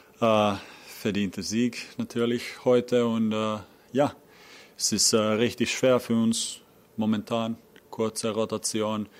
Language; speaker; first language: German; non-native, learner; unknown